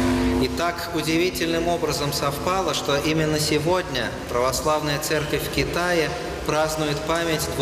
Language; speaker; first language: Russian; native; Russian